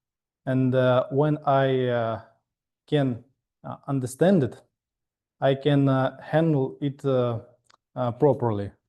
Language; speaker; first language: English; non-native, fluent; Russian